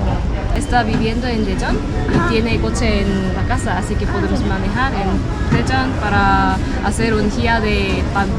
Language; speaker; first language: Spanish; non-native, learner; Korean